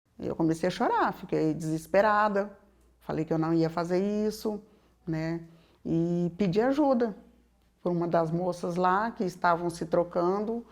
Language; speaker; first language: Portuguese; native; Portuguese